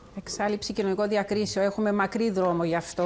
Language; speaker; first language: Greek; native; Greek